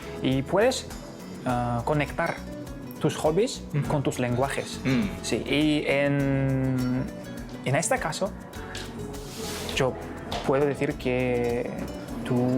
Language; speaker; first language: Spanish; non-native, learner; Kazakh